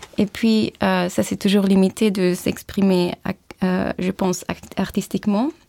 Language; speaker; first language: French; non-native, fluent; Turkish